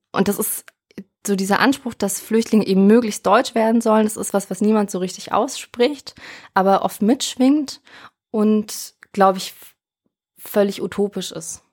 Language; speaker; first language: German; early bilingual, other home language; Russian